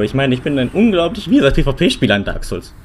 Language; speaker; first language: German; native; German